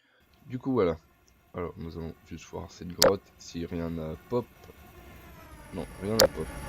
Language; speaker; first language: French; native; French